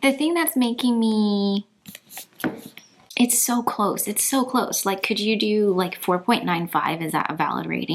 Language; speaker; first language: English; native; English